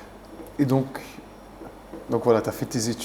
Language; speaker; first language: French; native; French